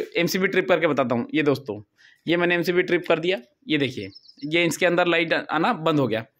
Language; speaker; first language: Hindi; native; Hindi